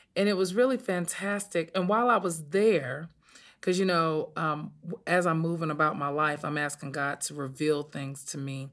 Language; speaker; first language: English; native; English